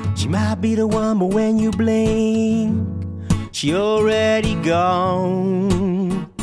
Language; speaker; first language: English; non-native, fluent; Dutch